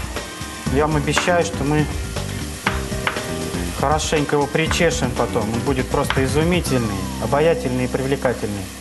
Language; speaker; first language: Russian; native; Russian